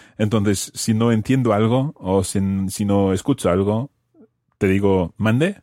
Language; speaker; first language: Spanish; non-native, fluent; English